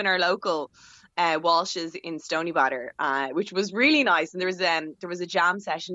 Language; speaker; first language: English; native; English